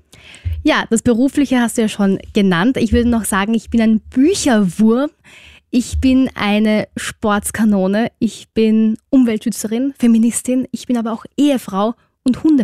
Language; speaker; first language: German; native; German